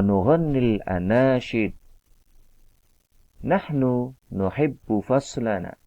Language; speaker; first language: Arabic; non-native, fluent; Indonesian